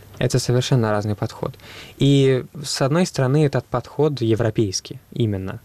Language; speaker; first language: Russian; non-native, fluent; Italian